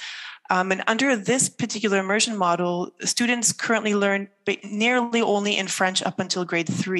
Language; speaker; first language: English; native; English